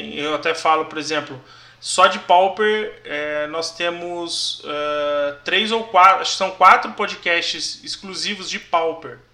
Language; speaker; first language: Portuguese; native; Portuguese